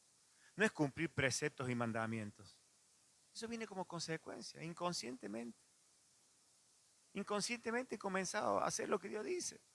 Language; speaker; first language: Spanish; native; Spanish